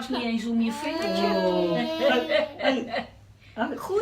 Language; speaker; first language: Dutch; native; Dutch